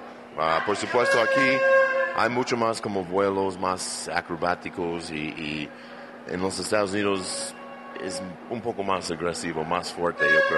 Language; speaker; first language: Spanish; non-native, fluent; English